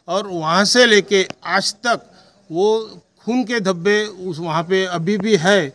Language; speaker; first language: Hindi; non-native, local second language; Marathi